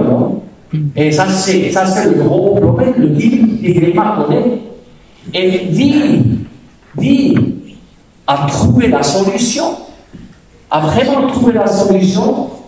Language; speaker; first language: French; non-native, fluent; German